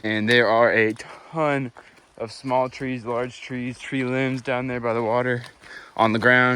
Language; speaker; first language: English; native; English